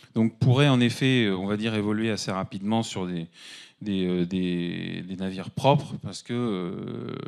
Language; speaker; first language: French; native; French